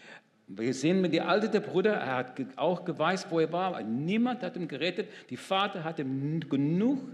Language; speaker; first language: German; non-native, learner; English